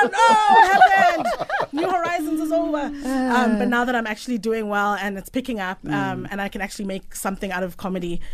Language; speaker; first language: English; native; English